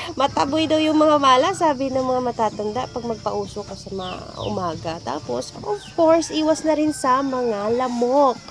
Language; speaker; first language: Filipino; non-native, local second language; Cebuano